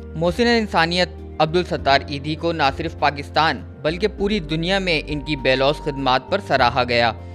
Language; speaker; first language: Urdu; native; Urdu